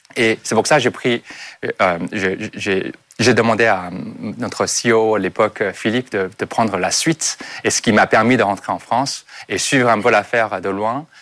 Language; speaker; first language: French; non-native, fluent; Chinese